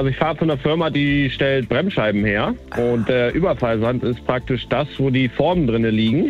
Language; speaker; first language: German; native; German